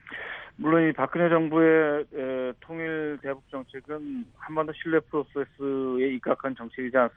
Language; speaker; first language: Korean; native; Korean